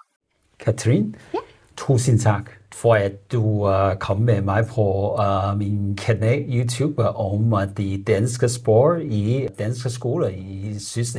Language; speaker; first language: Danish; non-native, learner; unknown